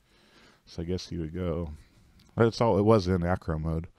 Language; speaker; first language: English; native; English